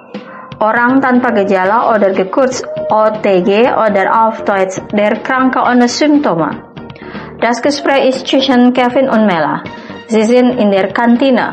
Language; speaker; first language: German; non-native, fluent; Indonesian